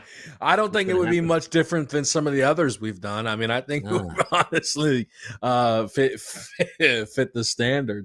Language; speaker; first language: English; native; English